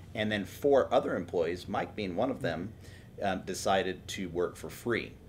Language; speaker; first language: English; native; English